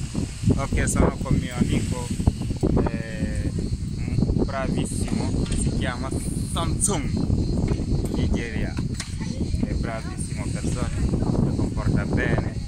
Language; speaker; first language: Italian; non-native, learner; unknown